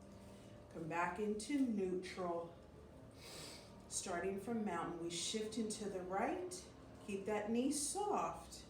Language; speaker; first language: English; native; English